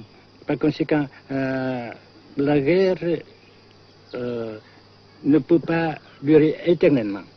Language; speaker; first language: French; non-native, local second language; Vietnamese